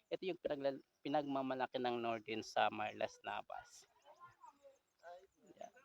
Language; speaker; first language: Filipino; non-native, local second language; Waray